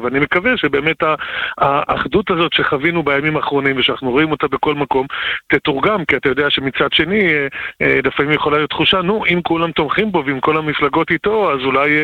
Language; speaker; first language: Hebrew; native; Hebrew